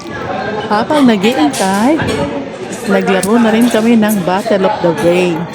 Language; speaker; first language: Filipino; native; Filipino